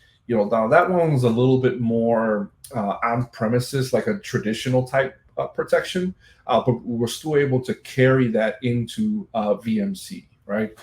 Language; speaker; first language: English; native; English